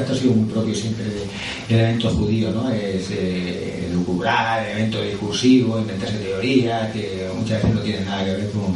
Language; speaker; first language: Spanish; native; Spanish